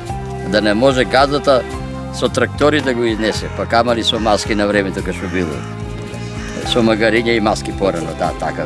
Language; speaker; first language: Macedonian; native; Macedonian